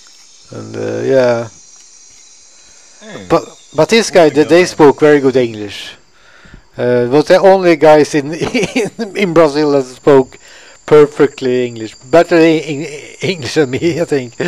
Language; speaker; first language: English; non-native, fluent; Swedish